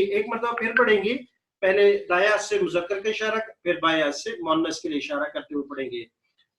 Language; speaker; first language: Urdu; native; Urdu